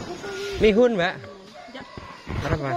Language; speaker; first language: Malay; non-native, local second language; Javanese